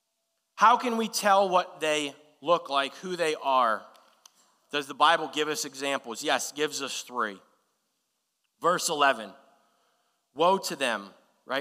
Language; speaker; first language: English; native; English